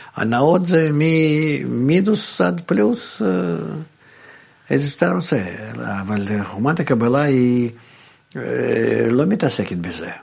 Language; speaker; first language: Hebrew; non-native, fluent; Russian